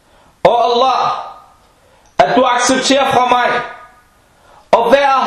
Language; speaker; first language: Danish; non-native, fluent; Arabic